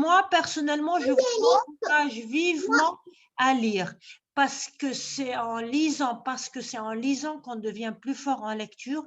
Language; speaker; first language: French; non-native, local second language; Arabic